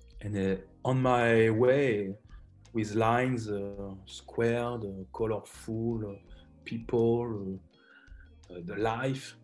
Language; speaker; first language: English; non-native, learner; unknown